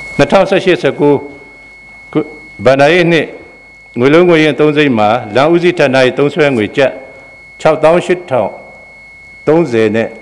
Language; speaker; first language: Burmese; non-native, local second language; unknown